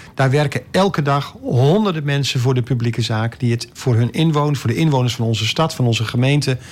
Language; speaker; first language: Dutch; native; Dutch